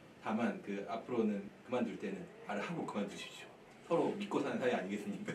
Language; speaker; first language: Korean; native; Korean